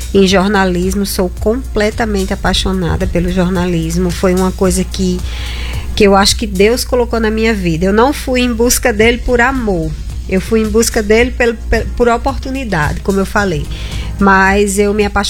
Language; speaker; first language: Portuguese; native; Portuguese